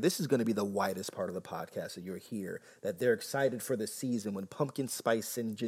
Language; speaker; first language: English; native; English